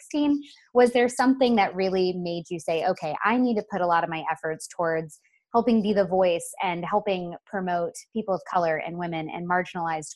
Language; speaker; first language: English; native; English